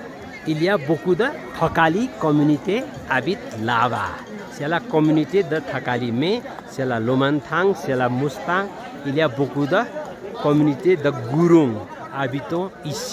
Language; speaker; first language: French; non-native, learner; Nepali